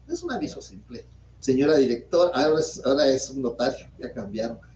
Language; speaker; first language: Spanish; native; Spanish